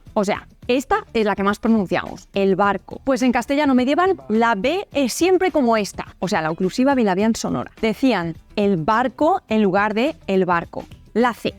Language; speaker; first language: Spanish; native; Spanish